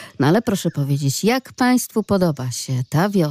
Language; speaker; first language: Polish; native; Polish